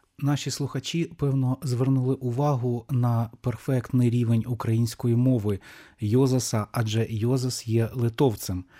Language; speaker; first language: Ukrainian; native; Ukrainian